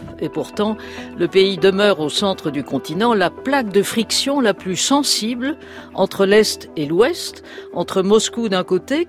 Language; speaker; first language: French; native; French